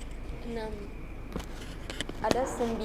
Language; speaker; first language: Indonesian; non-native, learner; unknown